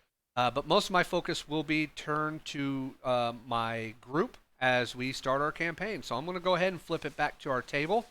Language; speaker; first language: English; native; English